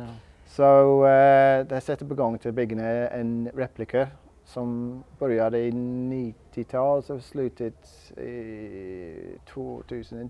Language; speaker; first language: Swedish; non-native, learner; English